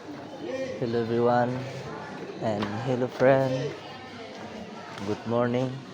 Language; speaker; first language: English; non-native, learner; Indonesian